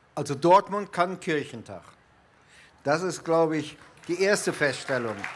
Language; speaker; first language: German; native; German